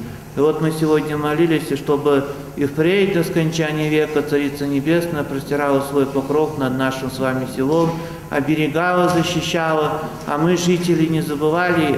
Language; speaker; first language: Russian; native; Russian